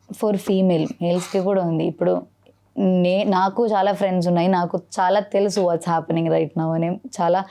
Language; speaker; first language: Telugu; non-native, learner; Malayalam